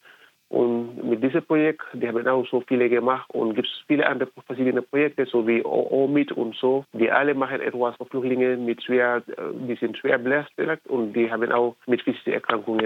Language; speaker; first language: German; non-native, fluent; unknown